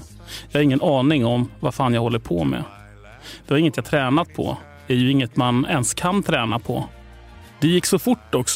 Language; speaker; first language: Swedish; native; Swedish